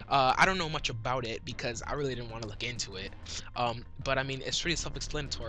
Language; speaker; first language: English; native; English